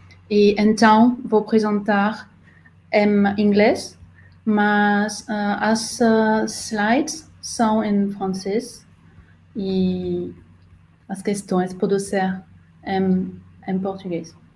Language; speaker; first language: Portuguese; non-native, learner; French